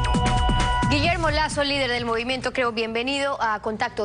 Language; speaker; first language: Spanish; native; Spanish